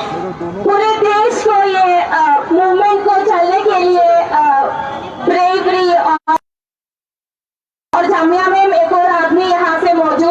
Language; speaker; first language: Hindi; non-native, local second language; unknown